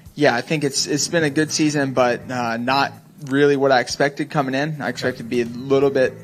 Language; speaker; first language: English; native; English